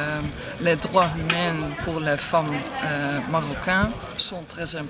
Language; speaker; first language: French; non-native, learner; Dutch